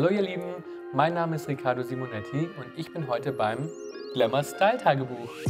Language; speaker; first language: German; native; German